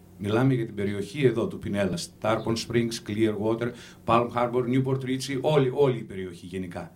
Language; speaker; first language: Greek; native; Greek